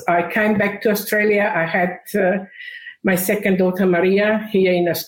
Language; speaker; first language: English; non-native, learner; Macedonian